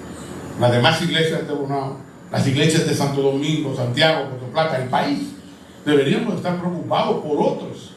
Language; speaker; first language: Spanish; native; Spanish